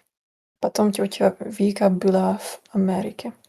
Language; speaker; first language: Russian; non-native, learner; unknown